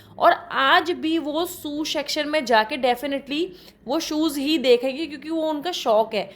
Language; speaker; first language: Hindi; native; Hindi